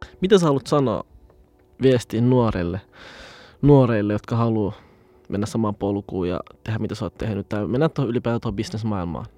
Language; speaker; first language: Finnish; early bilingual, other home language; Somali